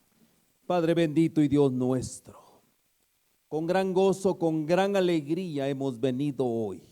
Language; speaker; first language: Spanish; native; Spanish